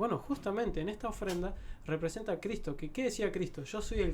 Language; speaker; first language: Spanish; native; Spanish